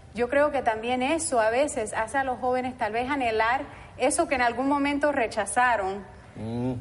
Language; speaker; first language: Spanish; early bilingual, heritage; Spanish